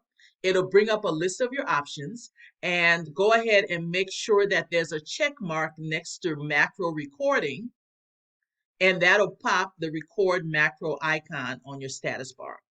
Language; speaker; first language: English; native; English